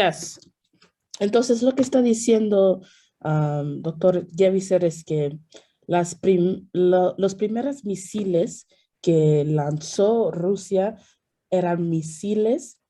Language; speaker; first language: Spanish; early bilingual, heritage; Spanish